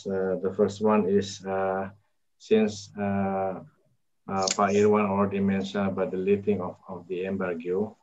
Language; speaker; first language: English; non-native, local second language; Indonesian